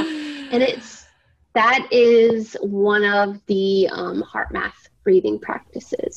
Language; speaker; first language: English; native; English